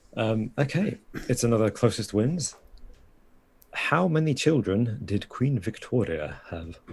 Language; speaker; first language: English; native; English